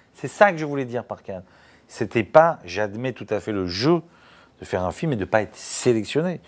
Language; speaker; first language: French; native; French